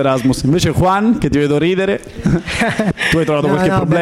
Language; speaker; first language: Italian; native; Italian